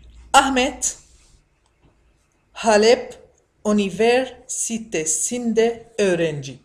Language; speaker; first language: Turkish; non-native, fluent; Arabic